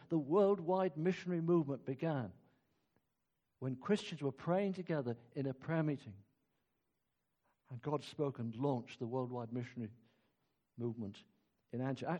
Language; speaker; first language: English; native; English